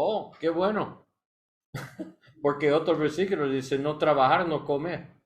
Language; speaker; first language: Spanish; non-native, learner; English